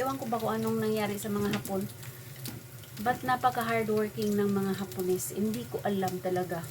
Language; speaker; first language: Filipino; non-native, local second language; Cebuano